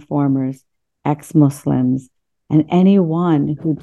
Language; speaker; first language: English; early bilingual, other home language; Urdu